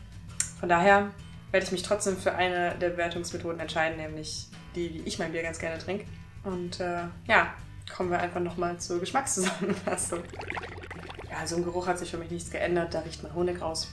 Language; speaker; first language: German; native; German